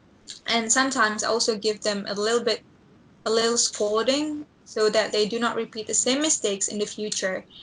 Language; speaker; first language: English; non-native, learner; Indonesian